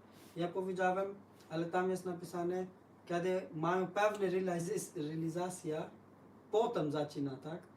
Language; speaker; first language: Polish; non-native, learner; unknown